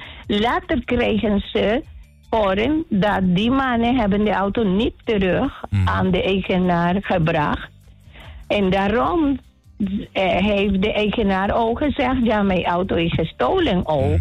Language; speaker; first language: Dutch; non-native, learner; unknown